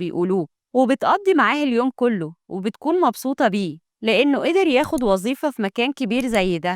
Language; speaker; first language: Arabic; native; Arabic